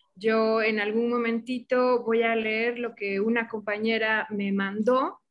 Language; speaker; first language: Spanish; native; Spanish